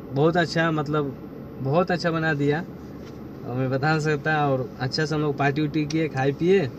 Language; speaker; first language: Hindi; native; Hindi